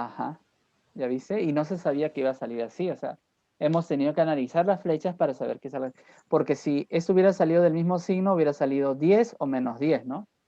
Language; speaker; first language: Spanish; native; Spanish